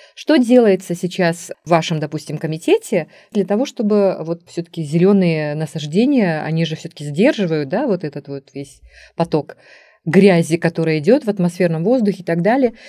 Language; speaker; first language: Russian; non-native, local second language; Tajik